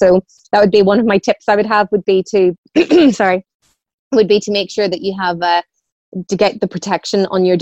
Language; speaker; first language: English; native; English